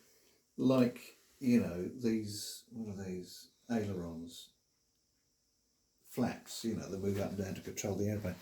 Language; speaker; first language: English; native; English